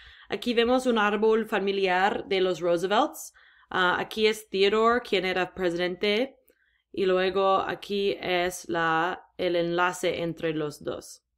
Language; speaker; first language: Spanish; non-native, fluent; English